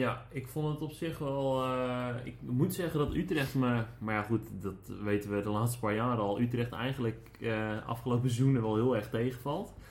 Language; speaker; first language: Dutch; native; Dutch